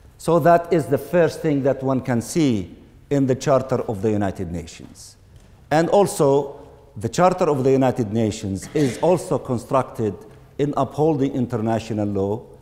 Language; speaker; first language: English; non-native, fluent; Arabic